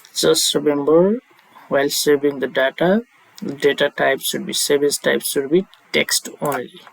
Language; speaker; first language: English; non-native, local second language; Nepali